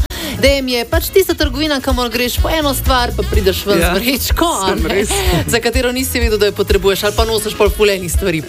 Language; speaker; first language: Slovenian; native; Slovenian